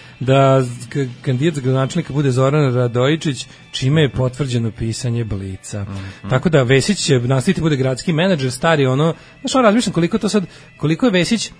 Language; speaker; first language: Serbian; native; Serbian